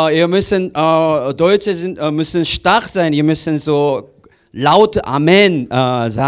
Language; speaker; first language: German; non-native, learner; Korean